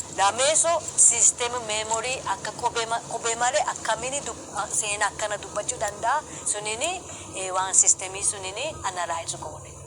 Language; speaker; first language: Oromo; non-native, fluent; Japanese